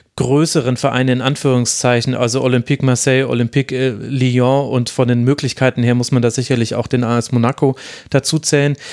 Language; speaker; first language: German; non-native, fluent; French